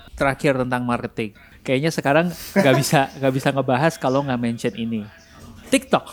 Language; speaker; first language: Indonesian; native; Indonesian